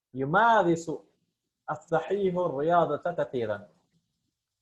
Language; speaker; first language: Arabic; non-native, fluent; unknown